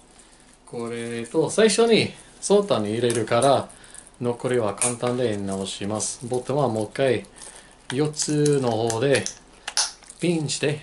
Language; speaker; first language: Japanese; non-native, fluent; English